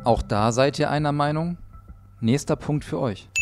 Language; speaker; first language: German; native; German